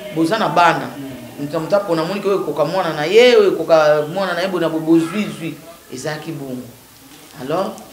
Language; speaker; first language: Lingala; non-native, local second language; Kongo